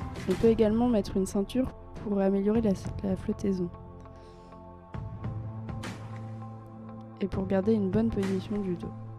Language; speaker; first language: French; native; French